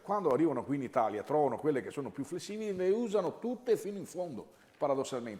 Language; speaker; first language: Italian; native; Italian